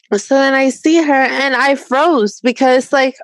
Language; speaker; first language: English; early bilingual, other home language; Spanish